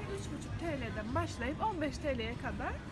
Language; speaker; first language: Turkish; native; Turkish